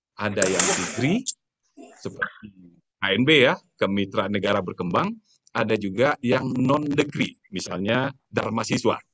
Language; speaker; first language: Indonesian; native; Indonesian